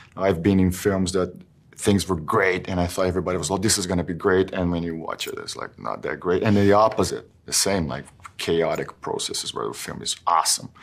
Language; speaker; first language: English; non-native, fluent; Portuguese